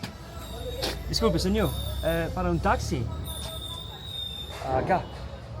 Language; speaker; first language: Spanish; non-native, learner; Italian